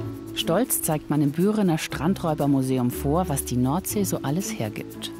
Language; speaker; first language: German; native; German